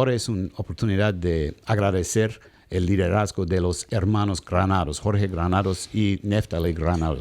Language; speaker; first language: Spanish; non-native, learner; English